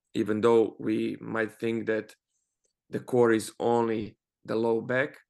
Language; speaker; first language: English; non-native, fluent; Croatian